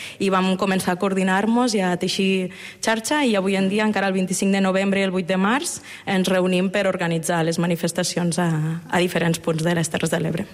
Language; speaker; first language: Catalan; early bilingual, other home language; Romanian